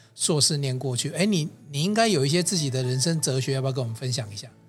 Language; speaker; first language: Chinese; native; Chinese